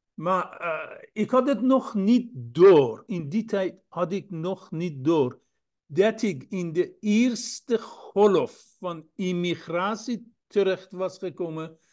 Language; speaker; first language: Dutch; non-native, fluent; Persian